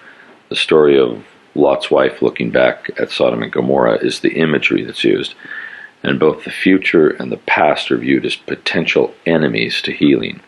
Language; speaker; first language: English; native; English